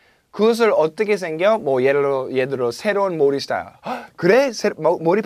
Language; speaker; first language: Korean; non-native, fluent; English